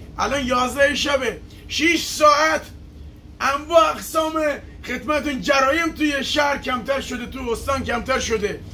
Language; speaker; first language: Persian; non-native, local second language; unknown